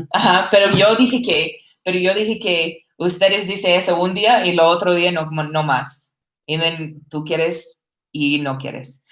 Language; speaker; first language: Spanish; non-native, learner; English